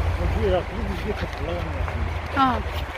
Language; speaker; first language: Korean; native; Korean